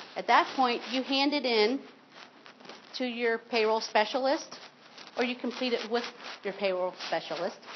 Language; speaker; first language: English; native; English